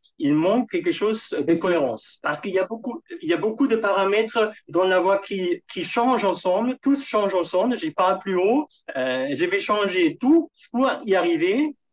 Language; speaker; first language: French; non-native, fluent; German